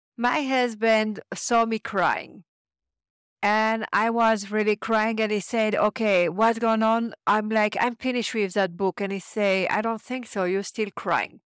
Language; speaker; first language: English; non-native, fluent; French